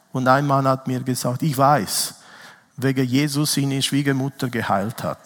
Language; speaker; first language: German; non-native, fluent; Italian